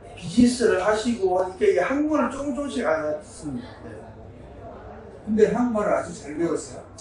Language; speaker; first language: Korean; early bilingual, heritage; Korean